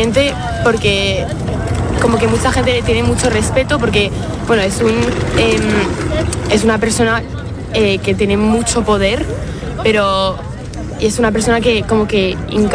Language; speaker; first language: Spanish; non-native, fluent; French